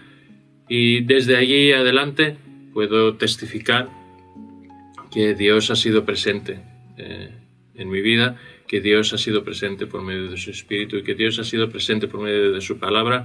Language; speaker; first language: Spanish; non-native, fluent; Greek